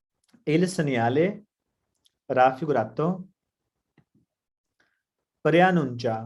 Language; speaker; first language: Italian; non-native, learner; Punjabi